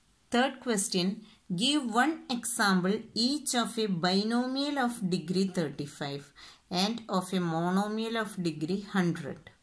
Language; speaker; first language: English; non-native, local second language; Malayalam